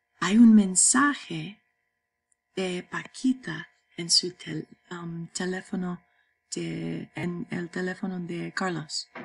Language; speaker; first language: Spanish; non-native, fluent; English